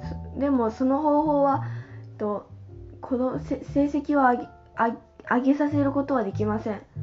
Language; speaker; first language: Japanese; non-native, fluent; Chinese